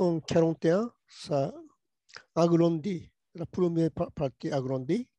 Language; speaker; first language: French; non-native, learner; Japanese